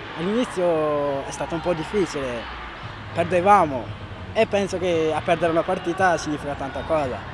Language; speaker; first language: Italian; early bilingual, other home language; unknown